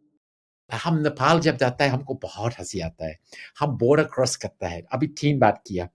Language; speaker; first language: Hindi; non-native, fluent; English